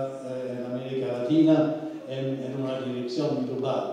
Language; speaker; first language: Spanish; non-native, fluent; Swedish